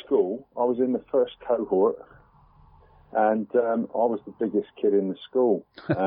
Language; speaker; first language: English; native; English